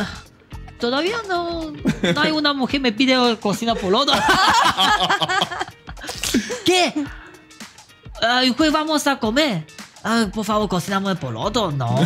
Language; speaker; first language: Spanish; non-native, learner; Chinese